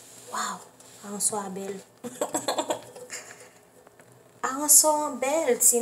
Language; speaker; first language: French; non-native, learner; Haitian Creole